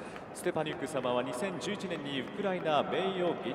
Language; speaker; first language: Japanese; native; Japanese